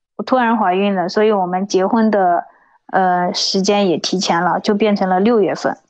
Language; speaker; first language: Chinese; native; Chinese